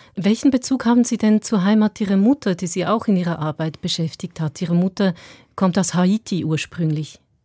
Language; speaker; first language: German; native; German